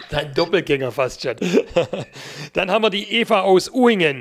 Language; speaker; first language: German; native; German